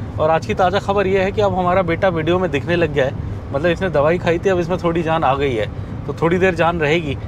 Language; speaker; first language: Hindi; non-native, local second language; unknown